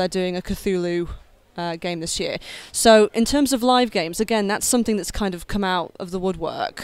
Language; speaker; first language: English; native; English